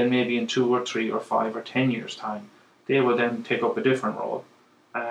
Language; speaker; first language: English; native; English